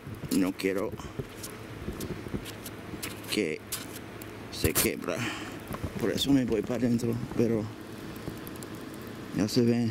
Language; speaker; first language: Spanish; early bilingual, heritage; Spanish